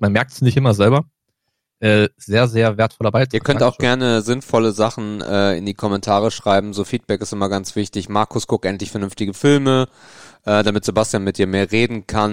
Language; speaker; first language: German; native; German